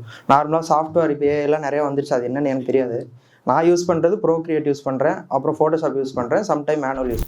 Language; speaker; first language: Tamil; native; Tamil